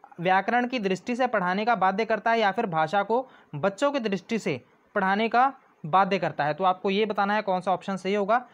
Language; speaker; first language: Hindi; non-native, local second language; Punjabi